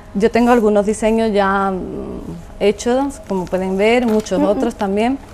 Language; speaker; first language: Spanish; native; Spanish